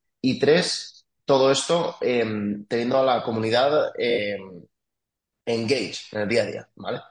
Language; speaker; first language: Spanish; early bilingual, other home language; French